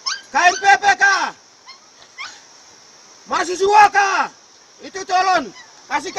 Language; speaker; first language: Indonesian; non-native, local second language; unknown